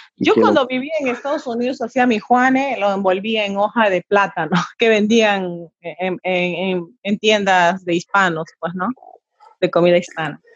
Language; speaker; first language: Spanish; native; Spanish